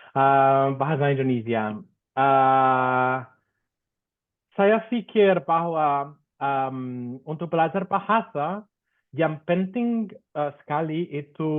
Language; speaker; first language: Indonesian; non-native, fluent; Spanish